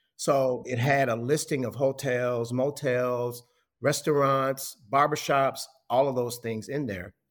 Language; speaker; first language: English; native; English